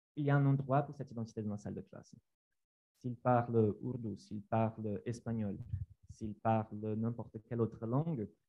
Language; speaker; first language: French; non-native, fluent; Portuguese